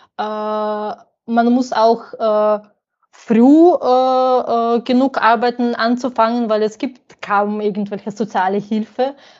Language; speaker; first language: German; non-native, fluent; Ukrainian